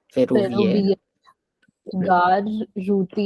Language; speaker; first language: French; non-native, learner; Hindi